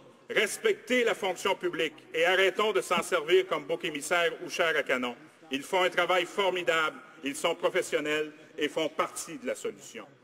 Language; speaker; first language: French; native; French